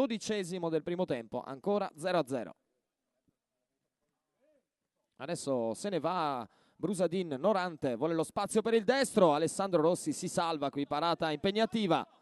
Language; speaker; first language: Italian; native; Italian